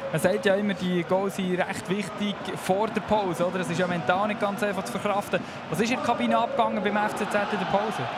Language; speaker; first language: German; native; German